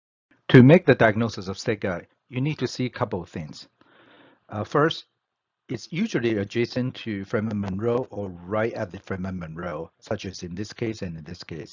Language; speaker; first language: English; non-native, fluent; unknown